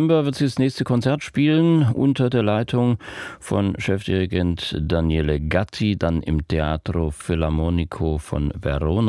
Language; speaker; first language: German; native; German